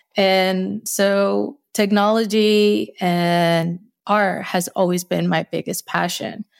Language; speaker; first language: English; early bilingual, other home language; Spanish